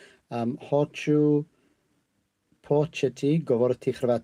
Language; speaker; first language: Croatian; non-native, learner; English